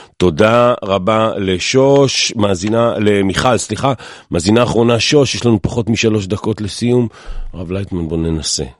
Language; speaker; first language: Hebrew; native; Hebrew